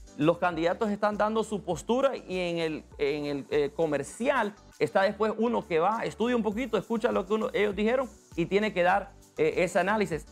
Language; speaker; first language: Spanish; early bilingual, heritage; Spanish